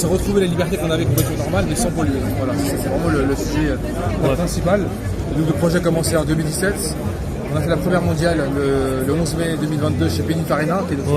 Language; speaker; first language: French; native; French